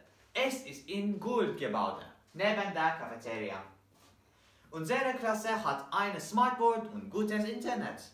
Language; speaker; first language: German; non-native, learner; Turkish